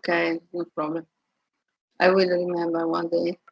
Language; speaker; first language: English; non-native, learner; Italian